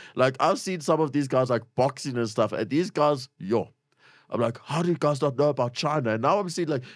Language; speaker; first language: English; native; English